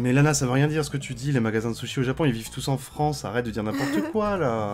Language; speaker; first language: French; native; French